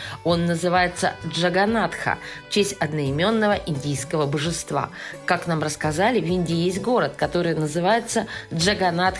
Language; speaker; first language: Russian; native; Russian